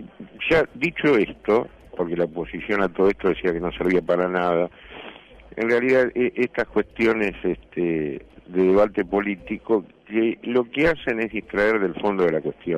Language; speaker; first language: Spanish; native; Spanish